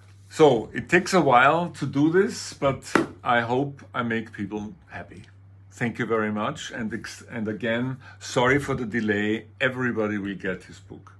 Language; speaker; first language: English; non-native, fluent; German